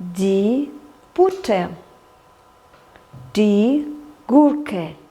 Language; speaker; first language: German; non-native, fluent; Kyrgyz